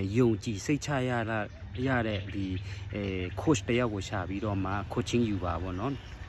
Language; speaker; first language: Burmese; non-native, local second language; Shan